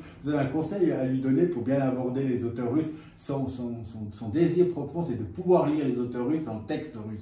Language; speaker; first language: French; native; French